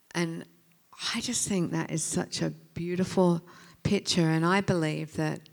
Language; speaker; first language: English; native; English